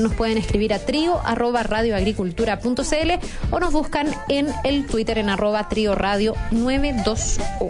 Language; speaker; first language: Spanish; native; Spanish